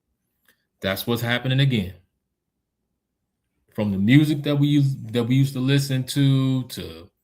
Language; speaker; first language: English; native; English